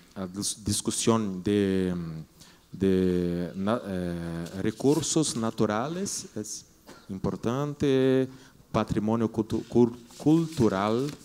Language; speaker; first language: Spanish; non-native, learner; Portuguese